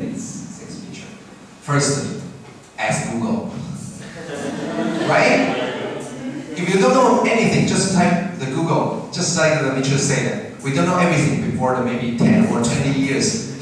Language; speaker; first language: English; non-native, fluent; Chinese